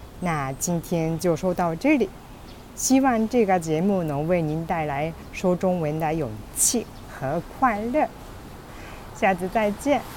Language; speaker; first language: Chinese; non-native, fluent; Japanese